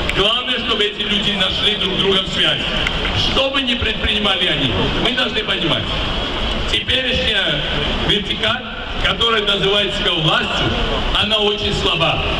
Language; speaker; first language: Russian; non-native, local second language; Georgian